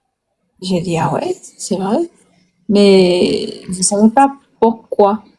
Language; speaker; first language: French; non-native, learner; Spanish